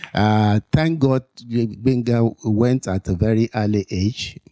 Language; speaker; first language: English; non-native, local second language; Yoruba